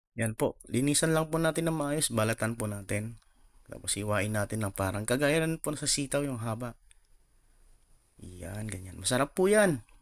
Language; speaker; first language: Filipino; non-native, local second language; Iloko